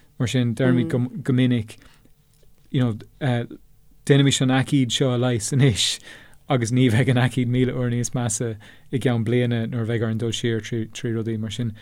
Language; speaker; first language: Irish; non-native, local second language; English